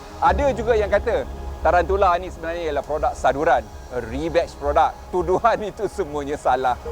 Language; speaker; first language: Malay; native; Malay